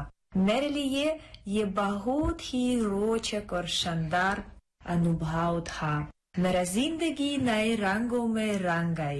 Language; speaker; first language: Hindi; non-native, fluent; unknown